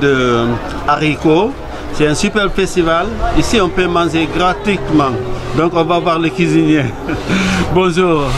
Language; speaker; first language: French; native; French